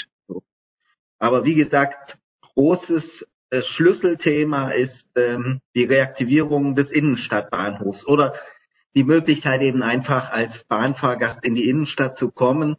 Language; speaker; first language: German; native; German